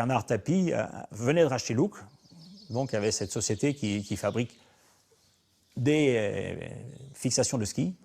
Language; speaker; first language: French; native; French